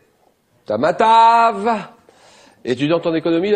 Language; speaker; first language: French; native; French